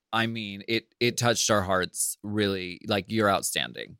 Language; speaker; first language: English; native; English